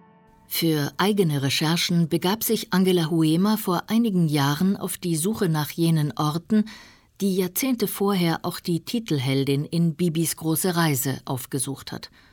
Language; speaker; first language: German; native; German